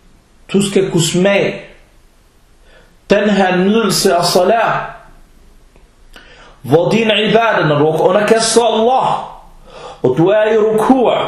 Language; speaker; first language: Danish; early bilingual, other home language; Arabic